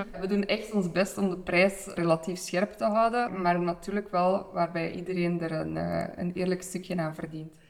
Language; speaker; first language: Dutch; native; Dutch